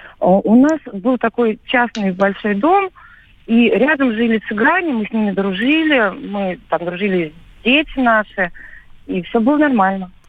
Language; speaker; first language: Russian; native; Russian